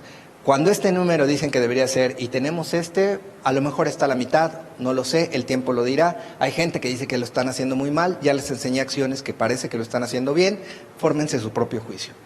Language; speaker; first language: Spanish; native; Spanish